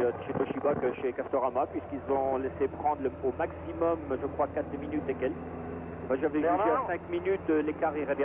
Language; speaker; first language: French; native; French